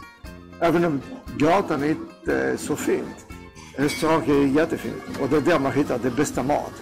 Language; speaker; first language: Swedish; non-native, fluent; Greek